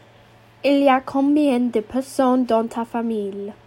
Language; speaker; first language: French; non-native, learner; English